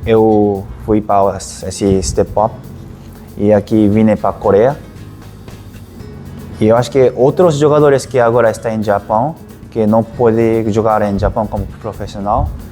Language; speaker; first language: Portuguese; non-native, learner; Japanese